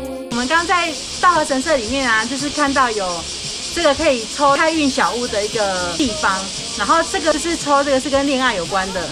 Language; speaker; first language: Chinese; native; Chinese